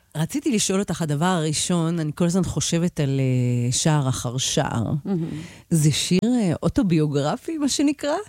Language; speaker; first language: Hebrew; native; Hebrew